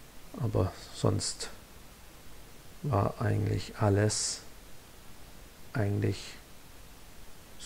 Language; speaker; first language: German; native; German